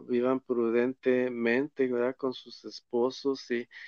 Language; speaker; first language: Spanish; native; Spanish